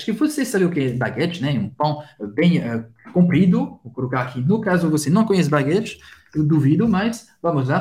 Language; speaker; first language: Portuguese; non-native, fluent; French